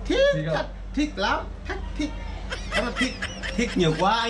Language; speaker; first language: Vietnamese; non-native, learner; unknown